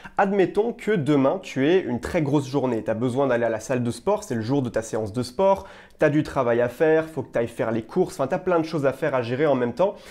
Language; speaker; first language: French; native; French